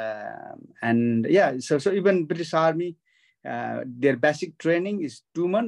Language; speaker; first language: English; non-native, local second language; Nepali